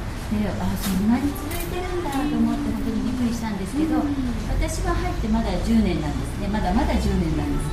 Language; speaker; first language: Japanese; native; Japanese